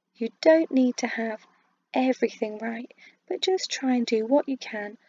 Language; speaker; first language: English; native; English